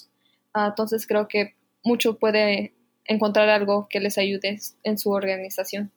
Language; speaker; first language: Spanish; early bilingual, heritage; Spanish